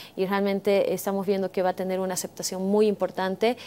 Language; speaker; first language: Spanish; native; Spanish